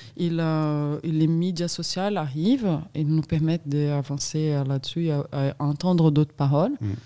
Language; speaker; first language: French; non-native, fluent; Portuguese